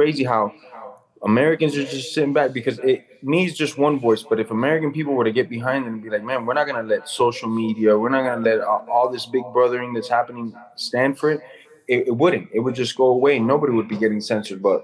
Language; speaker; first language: English; native; English